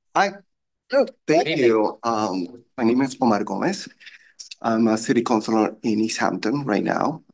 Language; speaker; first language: English; non-native, fluent; Spanish